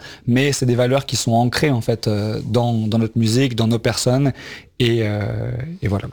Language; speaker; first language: French; native; French